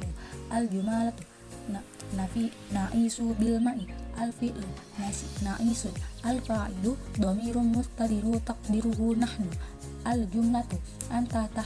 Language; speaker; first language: Arabic; non-native, learner; Indonesian